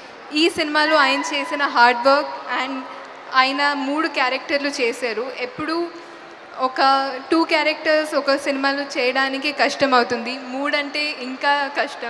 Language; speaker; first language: Telugu; non-native, fluent; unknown